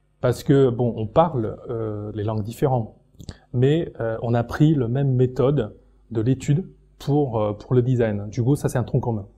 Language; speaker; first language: French; non-native, fluent; Chinese